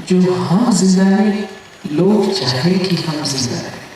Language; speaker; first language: Hindi; native; Hindi